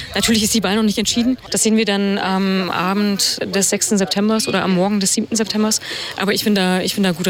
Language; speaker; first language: German; native; German